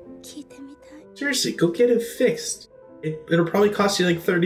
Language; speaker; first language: English; native; English